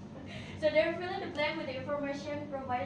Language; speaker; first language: English; non-native, fluent; Indonesian